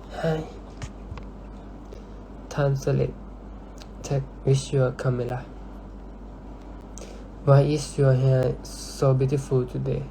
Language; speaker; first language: English; non-native, learner; Thai